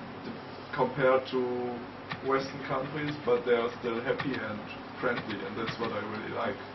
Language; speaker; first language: English; non-native, fluent; German